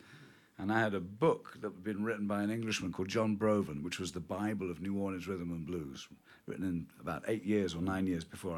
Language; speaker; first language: English; native; English